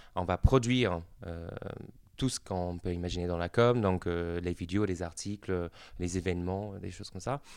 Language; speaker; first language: French; non-native, fluent; English